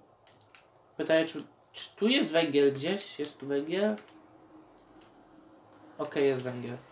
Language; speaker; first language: Polish; native; Polish